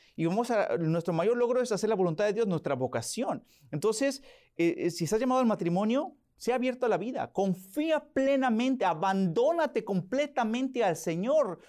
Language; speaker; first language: Spanish; early bilingual, heritage; Spanish